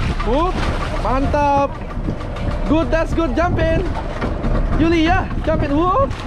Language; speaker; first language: English; non-native, learner; Indonesian